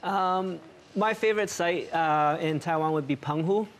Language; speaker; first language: English; native; English